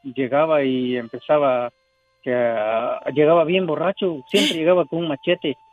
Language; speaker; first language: Spanish; native; Spanish